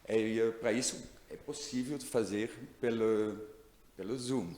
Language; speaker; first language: Portuguese; non-native, learner; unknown